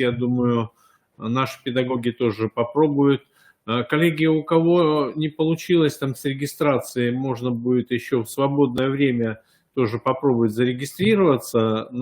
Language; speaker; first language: Russian; native; Russian